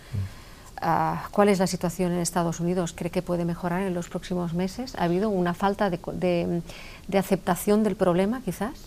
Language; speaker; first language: Spanish; non-native, local second language; Catalan